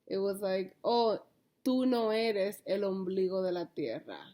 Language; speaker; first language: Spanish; early bilingual, heritage; Spanish